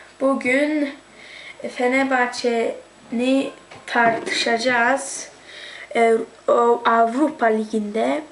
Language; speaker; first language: Turkish; early bilingual, heritage; Turkish